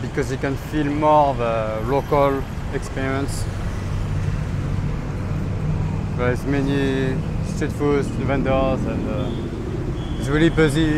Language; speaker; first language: English; non-native, fluent; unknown